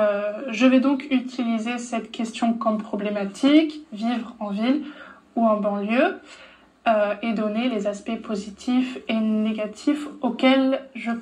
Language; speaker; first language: French; non-native, fluent; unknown